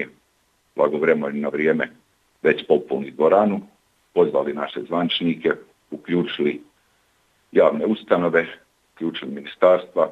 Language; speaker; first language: Bosnian; native; Bosnian